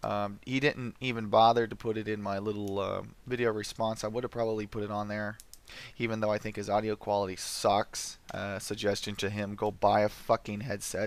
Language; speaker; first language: English; native; English